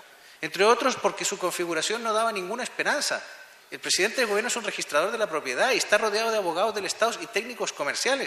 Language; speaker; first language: Spanish; native; Spanish